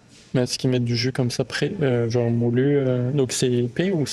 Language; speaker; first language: French; native; French